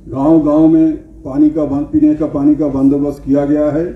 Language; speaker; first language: Hindi; non-native, local second language; Bangla